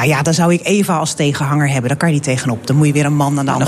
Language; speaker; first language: Dutch; native; Dutch